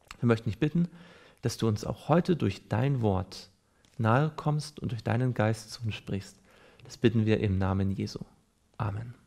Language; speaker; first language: German; native; German